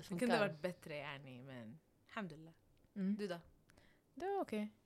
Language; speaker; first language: Swedish; non-native, local second language; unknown